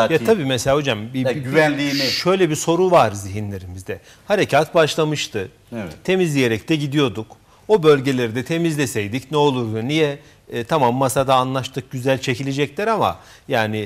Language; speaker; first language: Turkish; native; Turkish